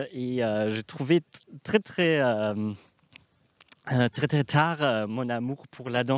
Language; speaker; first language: French; non-native, fluent; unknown